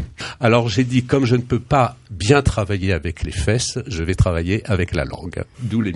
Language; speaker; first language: French; native; French